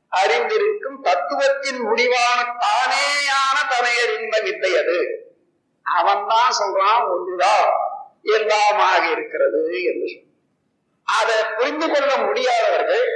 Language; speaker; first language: Tamil; native; Tamil